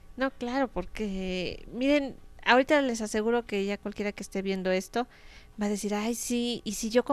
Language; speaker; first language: Spanish; native; Spanish